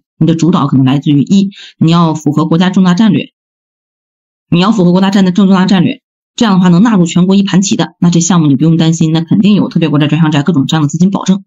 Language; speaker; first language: Chinese; native; Chinese